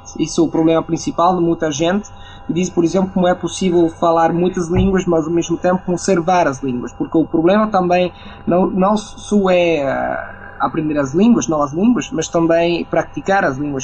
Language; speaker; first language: Portuguese; non-native, fluent; Italian